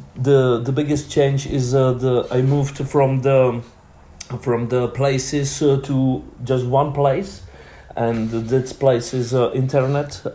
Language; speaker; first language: English; non-native, learner; Czech